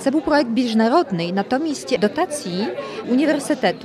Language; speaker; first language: Polish; non-native, learner; Ukrainian